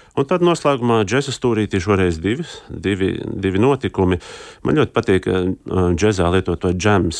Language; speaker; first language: Latvian; native; Latvian